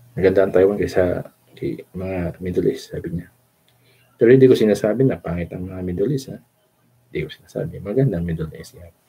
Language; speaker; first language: Filipino; non-native, local second language; Cebuano